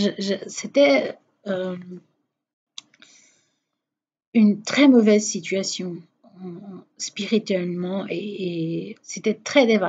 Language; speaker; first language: French; non-native, fluent; Portuguese